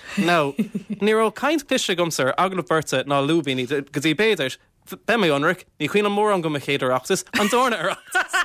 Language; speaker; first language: Irish; non-native, local second language; English